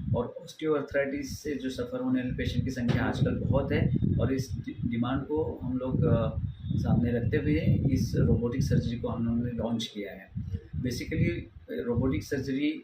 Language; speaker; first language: Hindi; non-native, local second language; Marathi